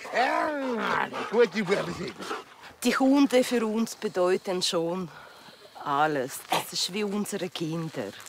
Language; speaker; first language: German; non-native, learner; Ukrainian